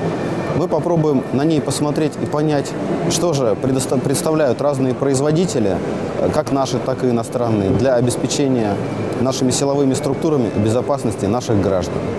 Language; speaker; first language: Russian; native; Russian